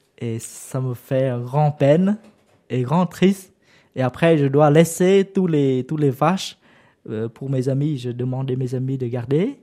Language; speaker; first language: French; non-native, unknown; Vietnamese